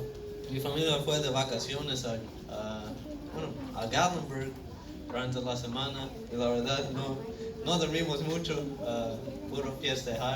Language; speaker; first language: Spanish; early bilingual, heritage; Spanish